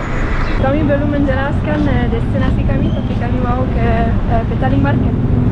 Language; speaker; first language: Indonesian; non-native, learner; English